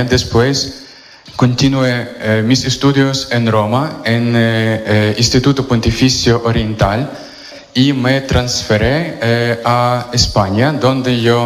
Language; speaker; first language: Spanish; non-native, fluent; Ukrainian